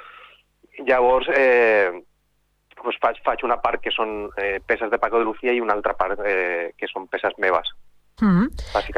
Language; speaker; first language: Catalan; non-native, local second language; Spanish